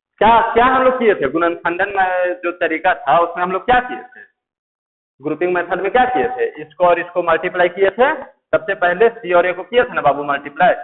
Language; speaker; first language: Hindi; native; Hindi